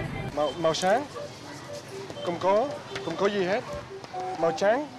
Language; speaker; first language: Vietnamese; non-native, learner; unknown